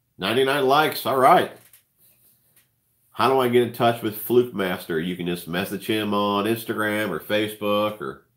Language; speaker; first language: English; native; English